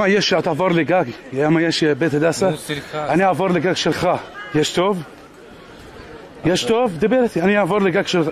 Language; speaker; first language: Hebrew; non-native, learner; Arabic